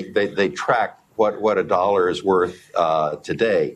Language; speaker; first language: English; native; English